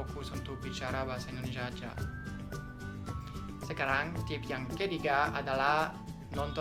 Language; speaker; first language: Indonesian; non-native, fluent; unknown